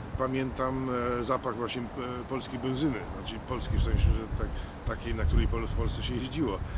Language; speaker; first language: Polish; early bilingual, heritage; Polish